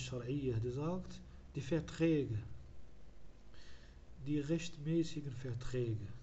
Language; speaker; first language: German; non-native, fluent; Arabic